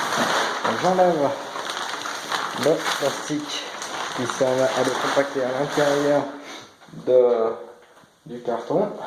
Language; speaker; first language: French; native; French